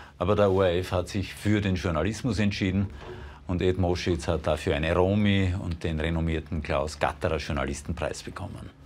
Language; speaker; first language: German; native; German